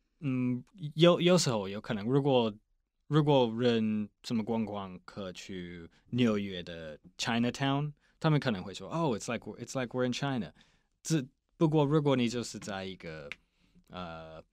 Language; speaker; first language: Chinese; non-native, fluent; English